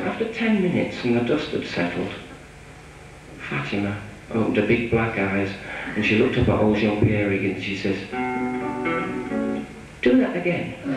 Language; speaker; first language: English; native; English